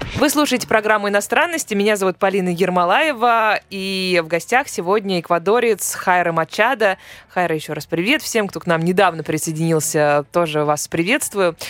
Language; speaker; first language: Russian; native; Russian